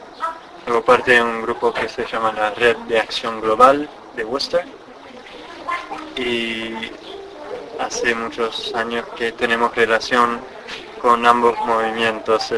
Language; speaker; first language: Spanish; non-native, fluent; English